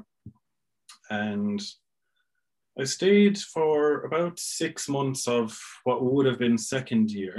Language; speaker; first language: English; native; English